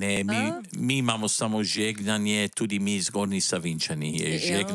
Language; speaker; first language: Slovenian; native; Slovenian